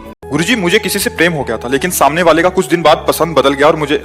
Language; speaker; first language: Hindi; native; Hindi